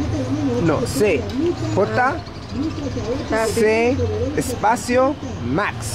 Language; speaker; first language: Spanish; non-native, learner; English